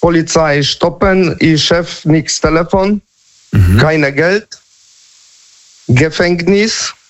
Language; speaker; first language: German; non-native, learner; Polish